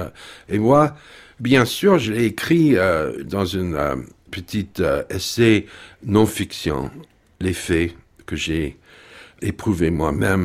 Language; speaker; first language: French; non-native, fluent; English